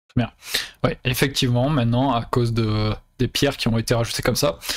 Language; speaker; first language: French; native; French